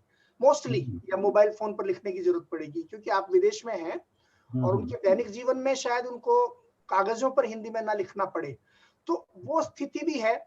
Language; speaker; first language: Hindi; native; Hindi